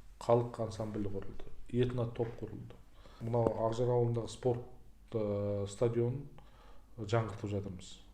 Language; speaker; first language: Kazakh; native; Kazakh